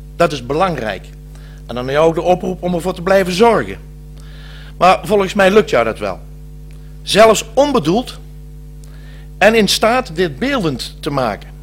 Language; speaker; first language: Dutch; native; Dutch